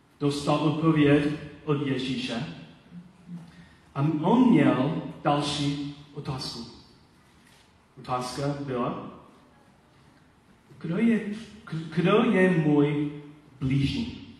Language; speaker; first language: Czech; non-native, learner; Polish